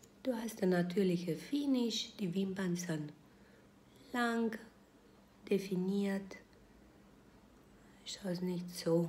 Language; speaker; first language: German; non-native, fluent; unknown